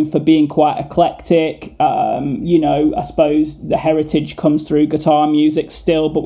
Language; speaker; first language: English; native; English